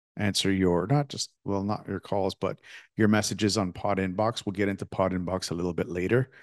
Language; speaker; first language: English; native; English